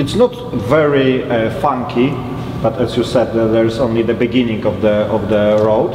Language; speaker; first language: English; non-native, fluent; Polish